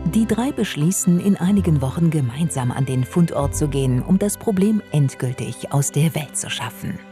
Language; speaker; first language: German; native; German